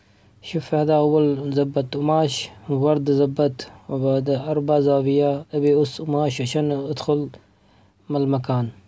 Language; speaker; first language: Arabic; non-native, learner; Urdu